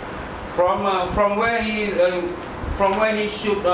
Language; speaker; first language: English; non-native, learner; Malay